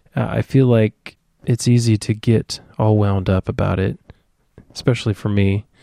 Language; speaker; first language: English; native; English